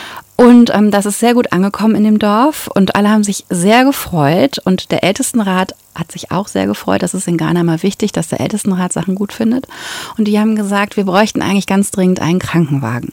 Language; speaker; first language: German; native; German